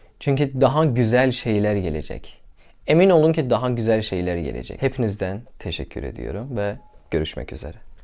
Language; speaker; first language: Turkish; non-native, learner; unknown